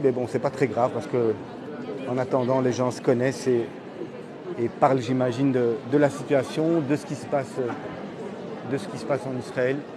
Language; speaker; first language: French; native; French